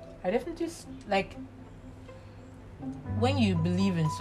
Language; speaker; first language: English; non-native, local second language; Igbo